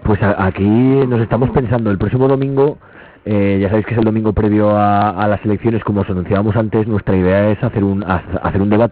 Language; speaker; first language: Spanish; native; Spanish